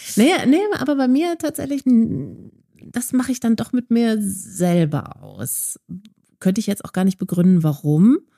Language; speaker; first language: German; native; German